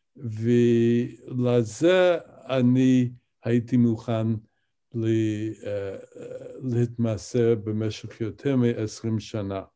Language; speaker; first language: Hebrew; non-native, fluent; English